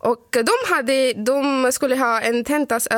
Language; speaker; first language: Swedish; non-native, fluent; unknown